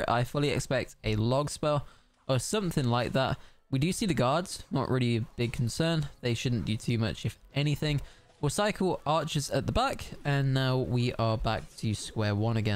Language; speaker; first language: English; native; English